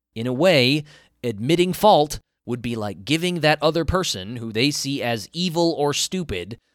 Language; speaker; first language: English; native; English